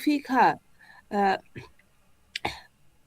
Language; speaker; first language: Korean; non-native, learner; Bangla